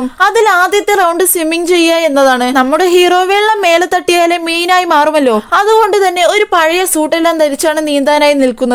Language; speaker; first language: Malayalam; native; Malayalam